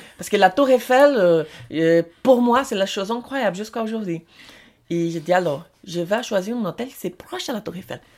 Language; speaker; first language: French; non-native, learner; Portuguese